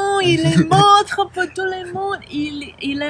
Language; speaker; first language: French; non-native, learner; Spanish